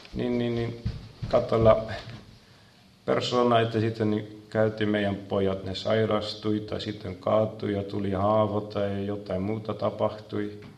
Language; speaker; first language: Finnish; non-native, fluent; Dutch